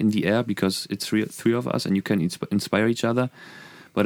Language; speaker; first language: English; non-native, fluent; German